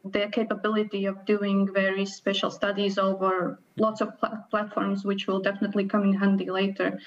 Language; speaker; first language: English; non-native, fluent; Latvian